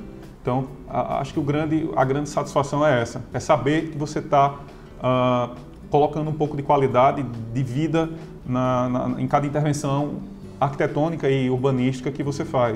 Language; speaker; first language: Portuguese; native; Portuguese